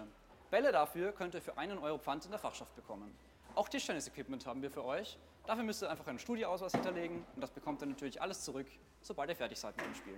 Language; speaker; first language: German; native; German